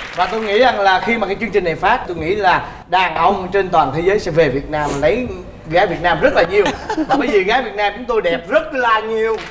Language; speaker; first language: Vietnamese; native; Vietnamese